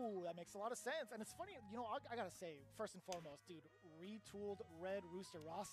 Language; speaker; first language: English; native; English